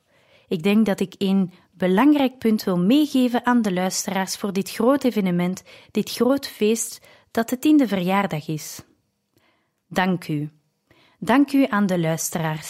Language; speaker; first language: Dutch; native; Dutch